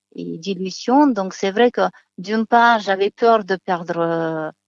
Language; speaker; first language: French; non-native, fluent; Romanian